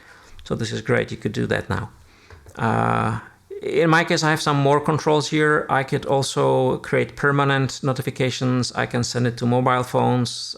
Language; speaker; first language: English; non-native, fluent; Czech